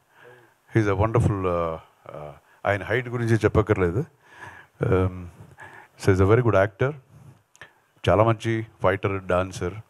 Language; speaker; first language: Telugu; non-native, local second language; Kannada